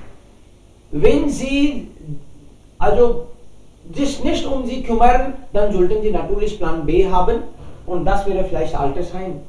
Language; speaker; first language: German; non-native, learner; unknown